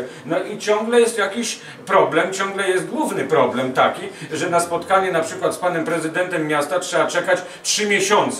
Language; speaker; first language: Polish; native; Polish